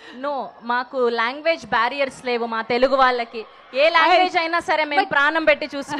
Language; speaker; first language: Telugu; native; Telugu